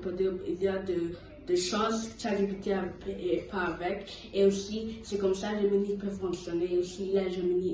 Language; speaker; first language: French; early bilingual, heritage; French